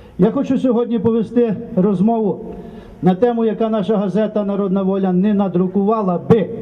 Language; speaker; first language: Ukrainian; native; Ukrainian